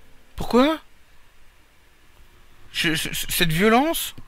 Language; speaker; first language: French; native; French